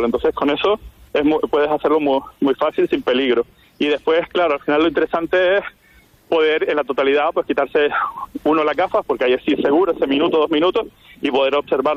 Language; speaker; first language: Spanish; non-native, local second language; Catalan